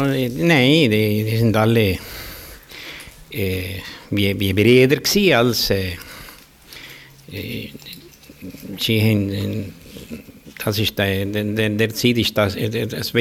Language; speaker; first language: German; early bilingual, heritage; German